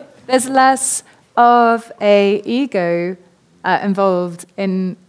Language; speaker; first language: English; native; English